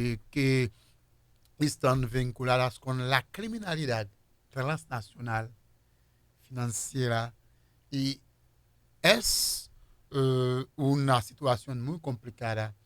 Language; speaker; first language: Spanish; non-native, fluent; Haitian Creole